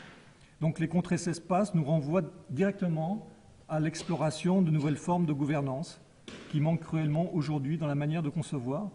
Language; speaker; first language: French; native; French